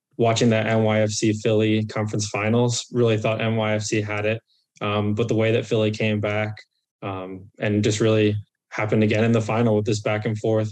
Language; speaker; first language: English; native; English